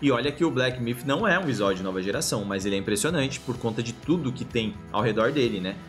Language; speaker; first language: Portuguese; native; Portuguese